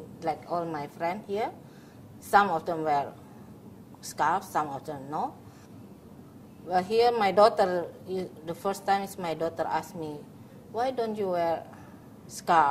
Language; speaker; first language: English; non-native, learner; Indonesian